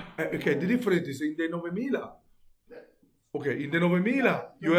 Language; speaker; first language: English; non-native, learner; Italian